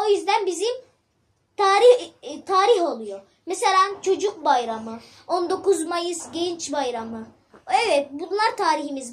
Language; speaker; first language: Turkish; early bilingual, other home language; Arabic